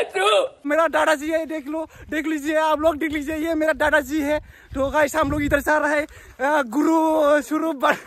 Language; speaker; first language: Hindi; non-native, local second language; Bodo